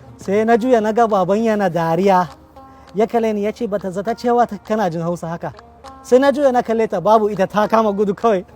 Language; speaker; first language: Hausa; non-native, local second language; Arabic